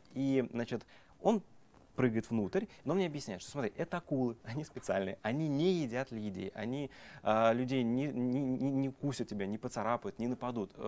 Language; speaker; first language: Russian; native; Russian